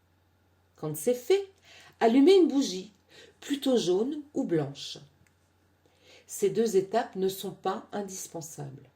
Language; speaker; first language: French; native; French